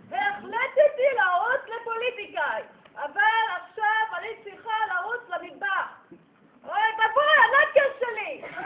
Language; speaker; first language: Hebrew; non-native, learner; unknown